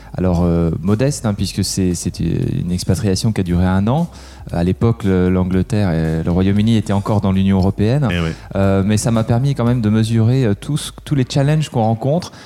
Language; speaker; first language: French; native; French